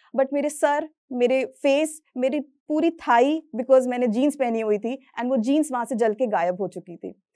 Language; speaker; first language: Hindi; native; Hindi